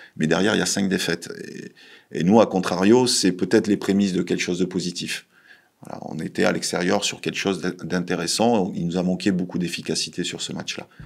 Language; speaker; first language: French; native; French